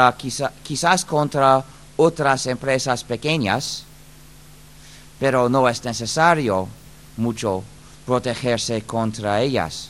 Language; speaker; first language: Spanish; non-native, fluent; English